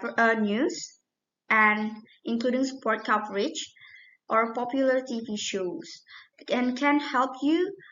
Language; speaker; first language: English; non-native, learner; Indonesian